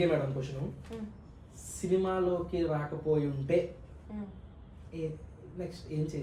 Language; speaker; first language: Telugu; native; Telugu